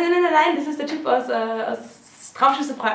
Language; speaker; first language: German; native; German